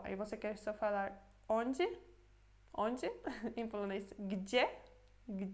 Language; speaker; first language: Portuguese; non-native, fluent; Polish